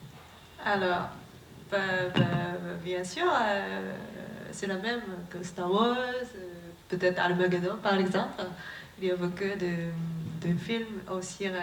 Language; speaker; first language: French; non-native, learner; Japanese